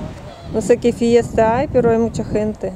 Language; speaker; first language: Spanish; non-native, learner; Russian